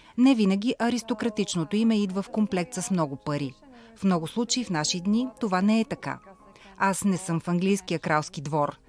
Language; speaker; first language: Bulgarian; early bilingual, heritage; Bulgarian